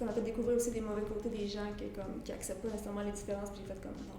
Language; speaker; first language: French; native; French